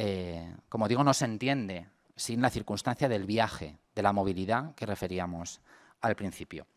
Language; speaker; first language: Spanish; native; Spanish